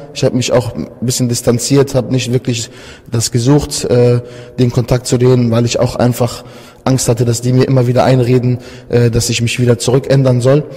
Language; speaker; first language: German; early bilingual, other home language; Italian